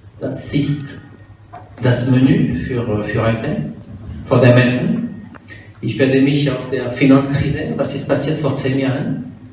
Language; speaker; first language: German; non-native, fluent; French